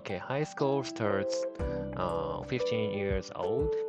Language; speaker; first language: English; non-native, learner; Japanese